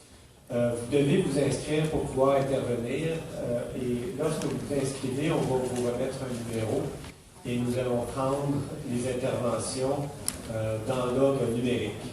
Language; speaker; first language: French; native; French